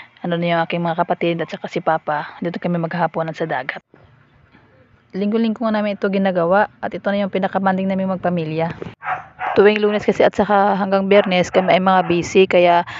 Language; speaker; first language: Filipino; non-native, local second language; Hiligaynon